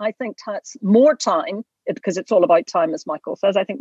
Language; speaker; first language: English; native; English